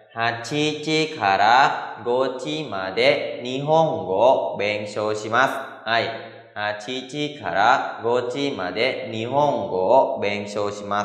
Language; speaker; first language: Japanese; non-native, fluent; Khmer